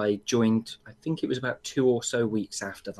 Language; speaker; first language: English; native; English